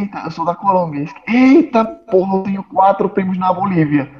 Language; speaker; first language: Portuguese; non-native, fluent; Spanish